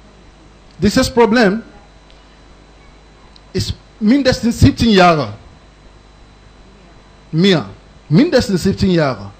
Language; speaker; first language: German; non-native, learner; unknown